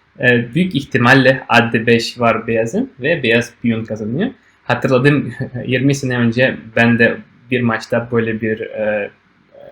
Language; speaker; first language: Turkish; non-native, fluent; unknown